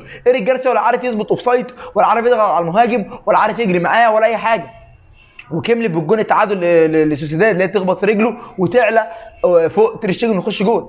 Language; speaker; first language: Arabic; native; Arabic